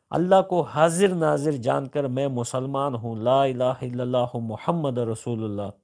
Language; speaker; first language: Urdu; non-native, local second language; Pashto